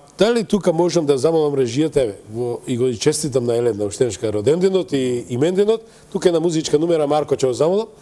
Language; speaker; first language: Macedonian; native; Macedonian